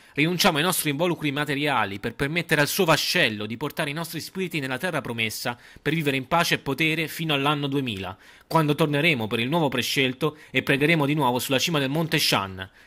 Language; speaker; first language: Italian; native; Italian